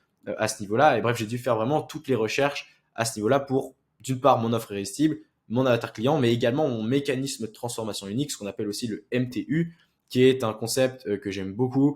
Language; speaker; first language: French; native; French